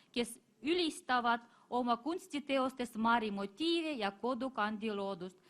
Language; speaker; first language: Estonian; non-native, fluent; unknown